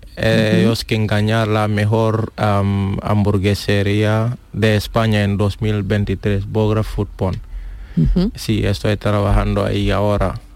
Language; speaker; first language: Spanish; non-native, learner; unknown